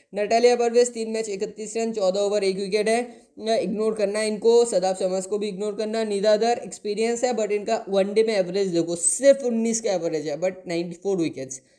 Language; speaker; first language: Hindi; non-native, local second language; Bangla